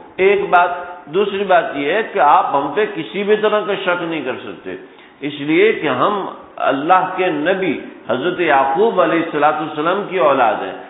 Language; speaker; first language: Urdu; non-native, local second language; Punjabi